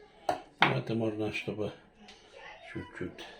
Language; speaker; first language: Russian; non-native, local second language; Tatar